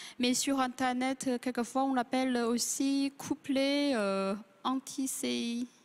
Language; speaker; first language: French; non-native, fluent; Chinese